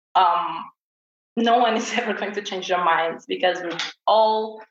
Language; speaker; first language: English; non-native, fluent; Portuguese